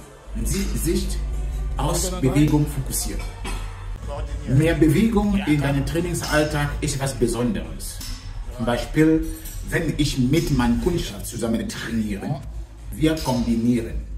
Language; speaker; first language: German; non-native, fluent; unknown